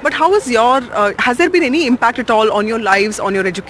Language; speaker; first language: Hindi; native; Hindi